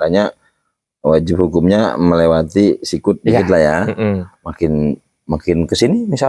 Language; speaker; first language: Indonesian; native; Indonesian